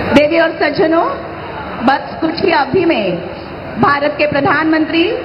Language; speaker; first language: Hindi; non-native, local second language; Marathi